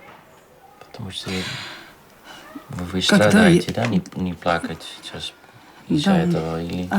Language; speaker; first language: Russian; non-native, fluent; Dutch